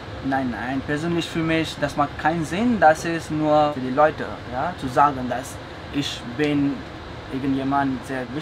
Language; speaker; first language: German; non-native, fluent; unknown